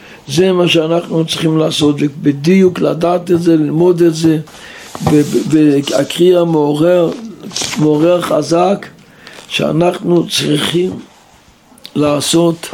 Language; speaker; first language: Hebrew; non-native, local second language; Yiddish